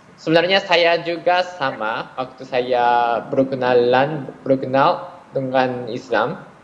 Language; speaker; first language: Malay; non-native, fluent; Japanese